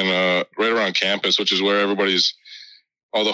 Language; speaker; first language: English; native; English